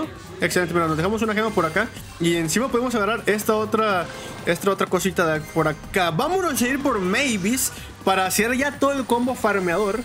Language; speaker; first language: Spanish; native; Spanish